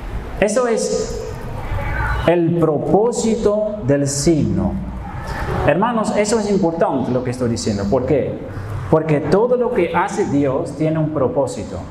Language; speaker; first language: Spanish; non-native, fluent; Dutch